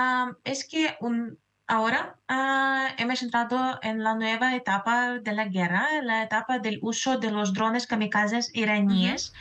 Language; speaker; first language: Spanish; non-native, fluent; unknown